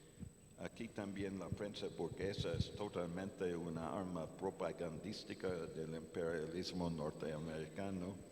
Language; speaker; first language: Spanish; non-native, fluent; English